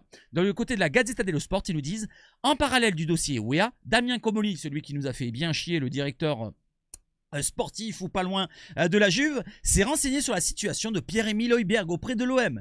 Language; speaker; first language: French; native; French